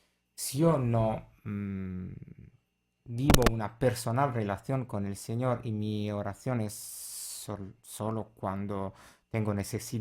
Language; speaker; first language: Spanish; non-native, fluent; Italian